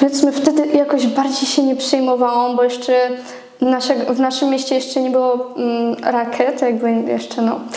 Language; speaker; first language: Polish; non-native, fluent; Ukrainian